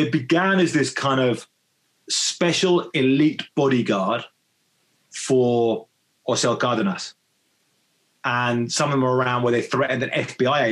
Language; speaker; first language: English; native; English